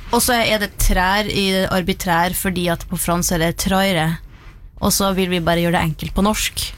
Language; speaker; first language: Norwegian; native; Norwegian